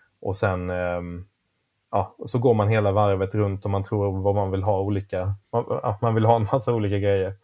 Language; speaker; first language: Swedish; native; Swedish